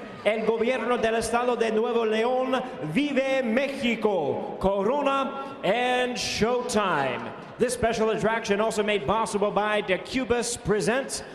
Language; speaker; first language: English; early bilingual, other home language; Spanish